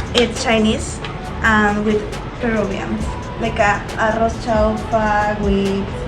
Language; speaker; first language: English; non-native, learner; Spanish